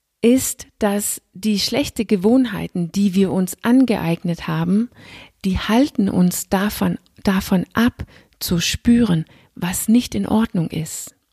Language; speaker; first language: German; non-native, fluent; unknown